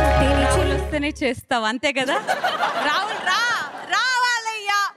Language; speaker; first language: Telugu; native; Telugu